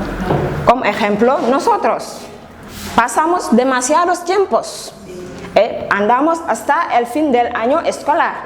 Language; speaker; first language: Spanish; non-native, fluent; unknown